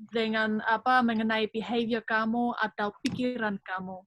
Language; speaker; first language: Indonesian; non-native, fluent; German